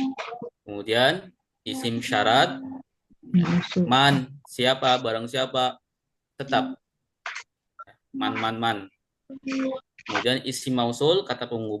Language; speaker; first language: Indonesian; native; Indonesian